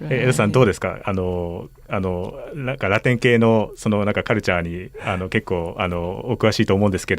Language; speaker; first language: Japanese; native; Japanese